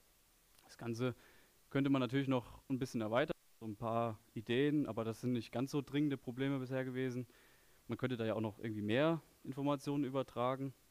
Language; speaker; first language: German; native; German